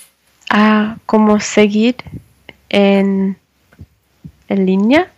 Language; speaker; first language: Spanish; non-native, learner; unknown